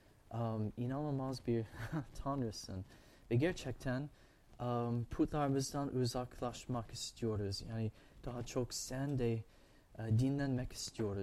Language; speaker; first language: Turkish; non-native, fluent; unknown